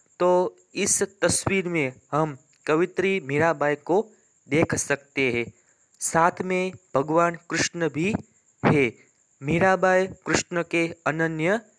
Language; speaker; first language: Hindi; non-native, local second language; Gujarati